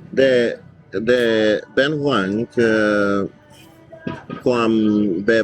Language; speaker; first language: Thai; non-native, learner; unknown